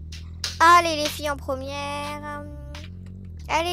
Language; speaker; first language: French; native; French